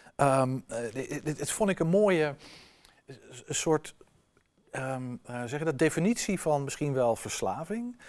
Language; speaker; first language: Dutch; native; Dutch